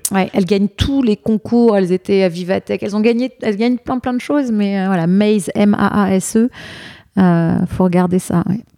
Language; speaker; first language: French; native; French